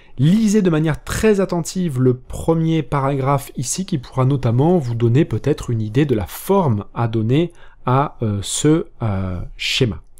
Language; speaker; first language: French; native; French